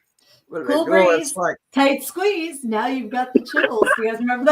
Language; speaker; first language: English; native; English